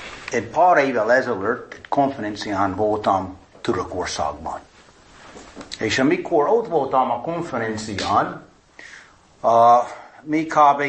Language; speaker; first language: Hungarian; non-native, fluent; English